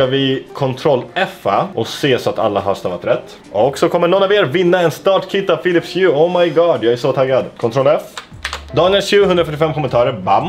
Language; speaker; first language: Swedish; native; Swedish